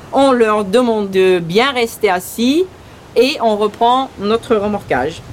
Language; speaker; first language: French; early bilingual, other home language; Dutch